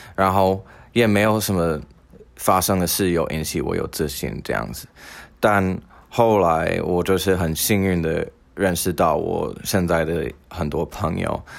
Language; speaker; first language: Chinese; non-native, fluent; English